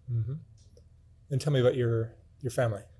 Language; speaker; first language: English; native; English